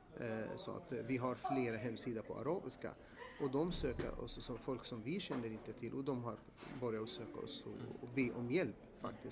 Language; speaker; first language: Swedish; non-native, fluent; Arabic